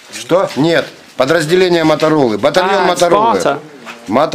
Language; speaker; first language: Russian; native; Russian